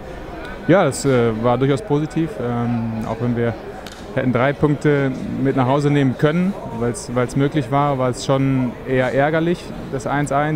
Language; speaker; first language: German; native; German